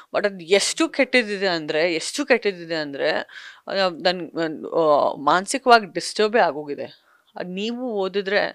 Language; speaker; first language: Kannada; non-native, local second language; Sindhi